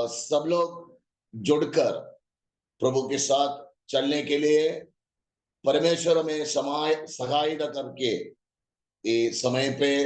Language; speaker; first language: Hindi; non-native, local second language; Malayalam